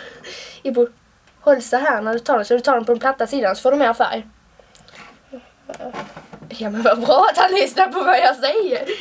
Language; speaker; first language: Swedish; native; Swedish